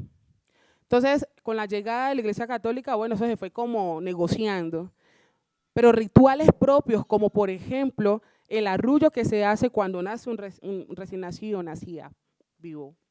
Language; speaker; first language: Spanish; native; Spanish